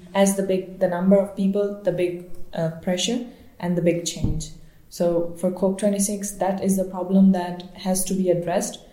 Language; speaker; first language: English; non-native, local second language; Baluchi